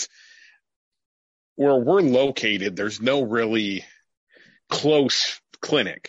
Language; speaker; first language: English; native; English